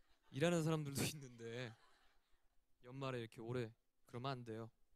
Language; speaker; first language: Korean; native; Korean